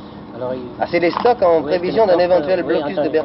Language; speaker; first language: French; native; French